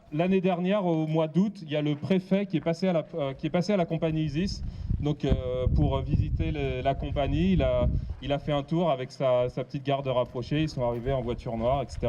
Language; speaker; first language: French; native; French